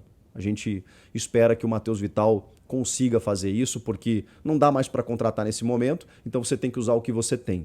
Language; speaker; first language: Portuguese; native; Portuguese